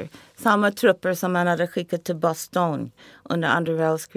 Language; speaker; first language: Swedish; non-native, fluent; English